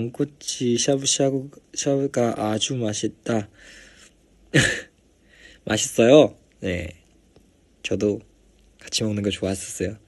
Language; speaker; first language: Korean; non-native, fluent; Chinese